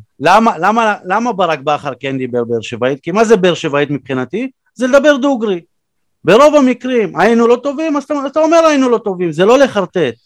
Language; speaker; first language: Hebrew; native; Hebrew